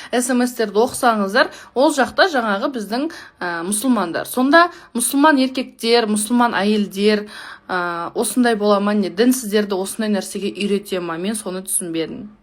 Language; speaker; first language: Kazakh; non-native, local second language; Russian